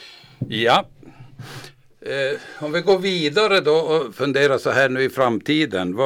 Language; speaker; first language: Swedish; native; Swedish